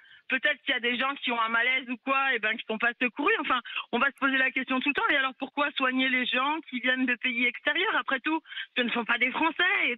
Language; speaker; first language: French; native; French